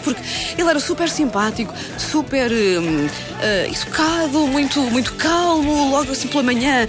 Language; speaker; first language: Portuguese; native; Portuguese